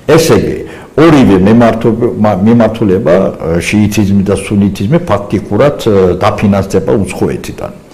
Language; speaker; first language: Georgian; non-native, local second language; Azerbaijani